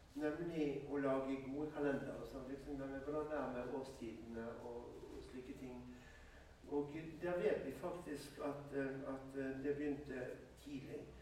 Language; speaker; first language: Norwegian; native; Norwegian